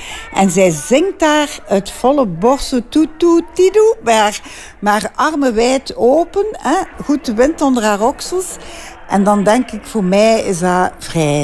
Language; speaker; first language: Dutch; native; Dutch